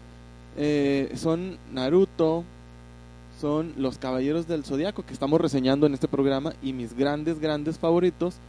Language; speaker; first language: Spanish; native; Spanish